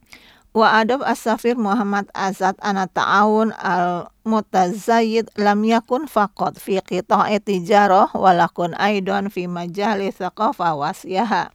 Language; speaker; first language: Arabic; non-native, fluent; Indonesian